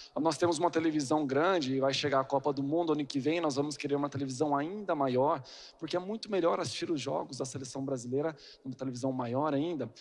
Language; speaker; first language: Portuguese; native; Portuguese